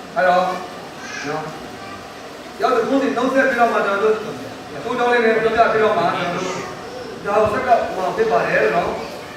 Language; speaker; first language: Burmese; non-native, local second language; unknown